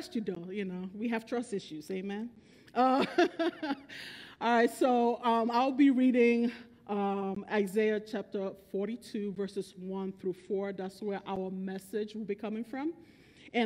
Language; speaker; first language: English; non-native, local second language; Igbo